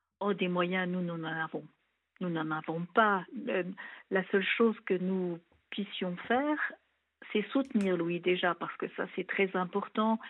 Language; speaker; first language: French; native; French